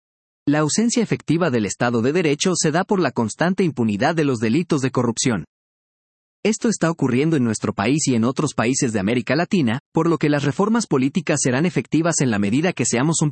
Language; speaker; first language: Spanish; native; Spanish